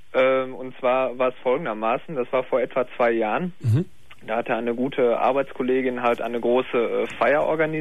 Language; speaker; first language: German; native; German